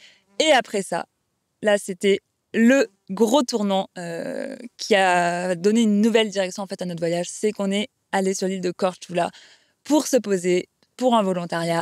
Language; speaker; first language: French; native; French